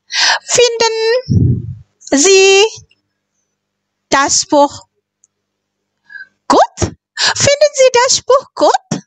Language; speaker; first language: German; non-native, fluent; Indonesian